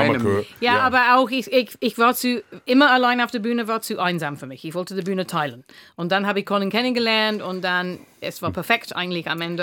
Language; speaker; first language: German; non-native, fluent; English